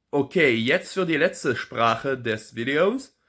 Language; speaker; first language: German; non-native, learner; French